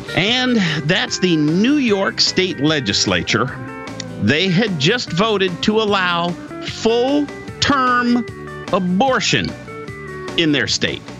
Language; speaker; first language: English; native; English